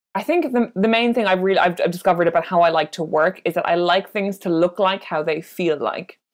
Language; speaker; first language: English; native; English